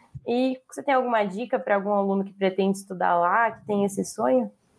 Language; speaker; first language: Portuguese; native; Portuguese